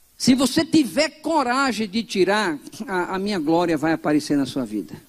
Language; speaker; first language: Portuguese; native; Portuguese